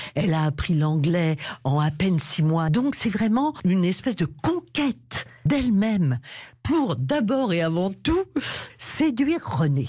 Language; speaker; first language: French; native; French